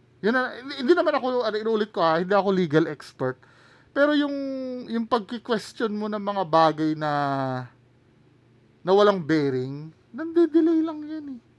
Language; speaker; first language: Filipino; native; Filipino